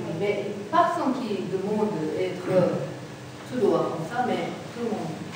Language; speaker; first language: French; non-native, learner; Japanese